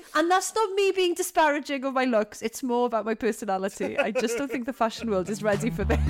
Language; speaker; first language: English; non-native, local second language; Welsh